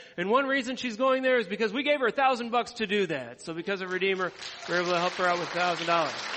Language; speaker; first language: English; native; English